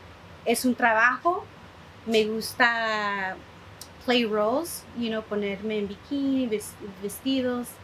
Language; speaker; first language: Spanish; early bilingual, heritage; Spanish